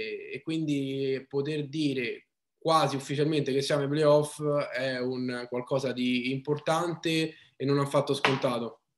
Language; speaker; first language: Italian; native; Italian